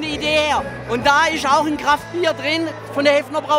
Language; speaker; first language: German; native; German